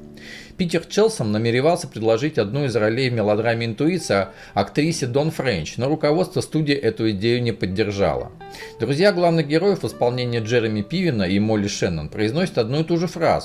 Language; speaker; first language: Russian; native; Russian